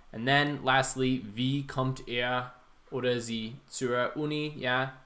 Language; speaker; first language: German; non-native, fluent; English